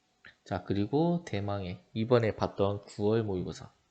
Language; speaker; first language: Korean; native; Korean